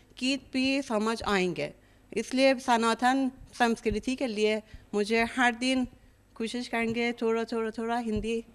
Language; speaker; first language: Hindi; non-native, learner; Persian